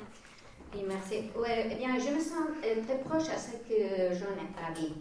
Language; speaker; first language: French; non-native, fluent; Spanish